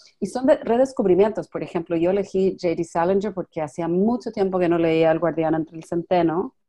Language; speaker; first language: Spanish; non-native, fluent; English